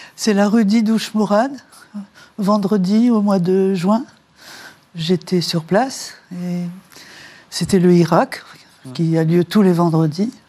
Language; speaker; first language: French; native; French